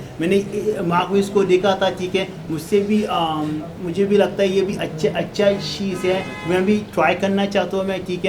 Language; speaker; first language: Hindi; non-native, learner; Arabic